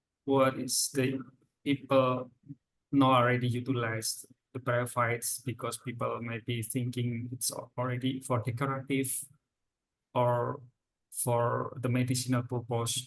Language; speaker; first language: English; non-native, fluent; Indonesian